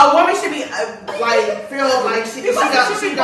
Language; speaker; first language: English; native; English